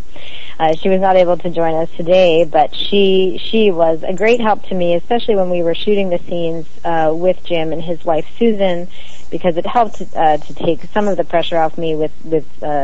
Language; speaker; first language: English; native; English